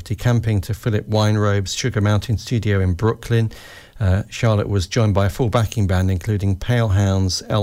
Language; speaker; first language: English; native; English